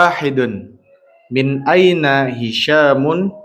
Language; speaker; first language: Arabic; non-native, learner; Indonesian